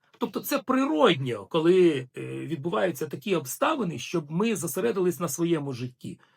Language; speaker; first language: Ukrainian; non-native, local second language; Russian